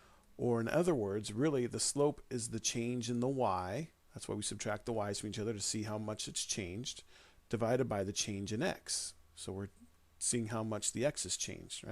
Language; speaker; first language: English; native; English